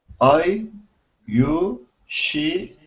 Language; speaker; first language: English; non-native, learner; Turkish